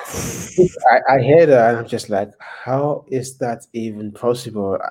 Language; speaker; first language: English; non-native, local second language; Yoruba